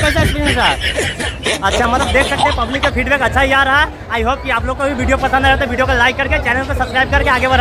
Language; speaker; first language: Hindi; native; Hindi